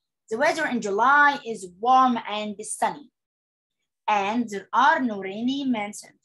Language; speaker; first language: English; non-native, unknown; Arabic